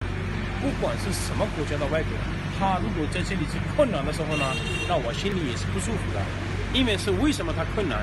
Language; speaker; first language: Chinese; non-native, fluent; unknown